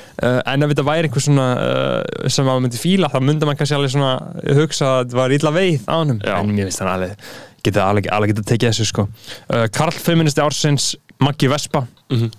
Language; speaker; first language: Icelandic; non-native, fluent; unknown